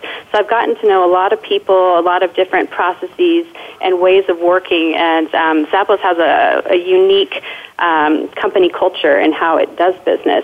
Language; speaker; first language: English; native; English